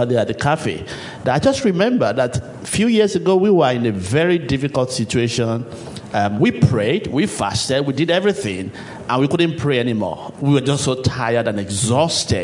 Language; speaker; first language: English; non-native, local second language; Yoruba